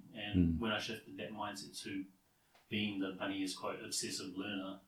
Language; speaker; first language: English; native; English